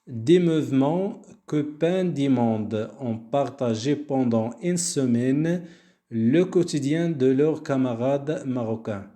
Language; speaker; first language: French; non-native, local second language; Arabic